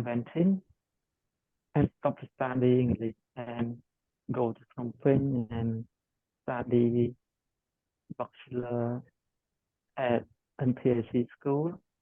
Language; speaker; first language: English; non-native, learner; Khmer